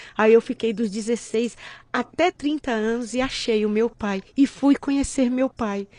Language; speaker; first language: Portuguese; native; Portuguese